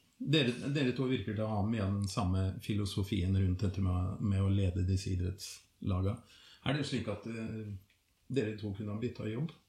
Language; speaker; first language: Norwegian; native; Norwegian